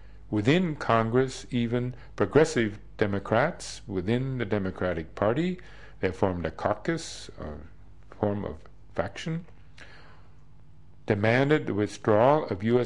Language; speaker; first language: English; native; English